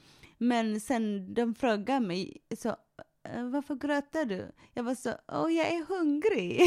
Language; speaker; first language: Swedish; non-native, fluent; Tigrinya